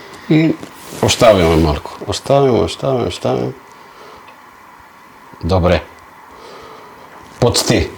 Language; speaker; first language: Bulgarian; non-native, fluent; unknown